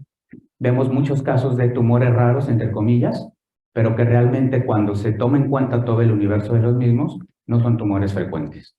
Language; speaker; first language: Spanish; native; Spanish